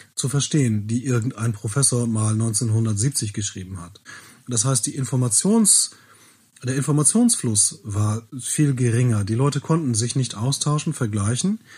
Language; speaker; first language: German; native; German